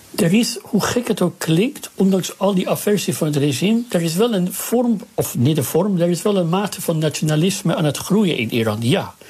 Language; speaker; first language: Dutch; non-native, fluent; Persian